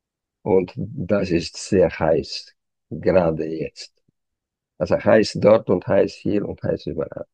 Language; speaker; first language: German; non-native, fluent; Romanian